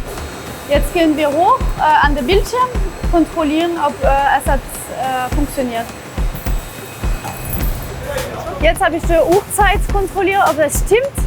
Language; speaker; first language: German; non-native, fluent; French